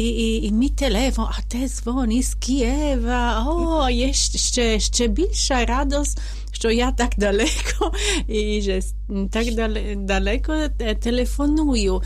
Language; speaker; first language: Ukrainian; non-native, learner; Polish